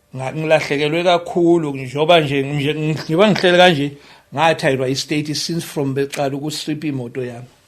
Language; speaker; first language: Zulu; native; Zulu